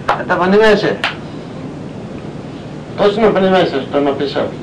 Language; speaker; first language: Russian; non-native, learner; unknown